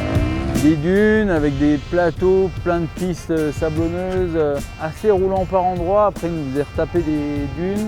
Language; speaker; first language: French; native; French